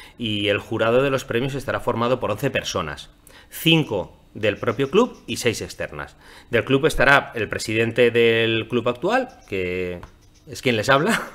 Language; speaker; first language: Spanish; non-native, local second language; Catalan